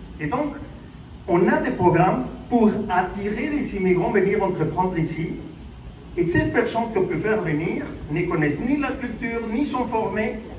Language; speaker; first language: French; non-native, fluent; Spanish